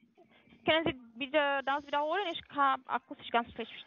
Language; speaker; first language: German; non-native, fluent; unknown